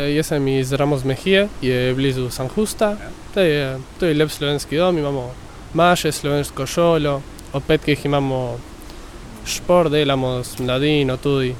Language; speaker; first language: Slovenian; early bilingual, heritage; Spanish